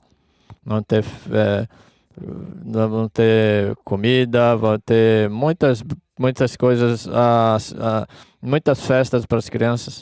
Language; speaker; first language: Portuguese; non-native, fluent; English